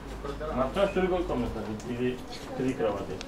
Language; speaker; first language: Russian; non-native, learner; Turkish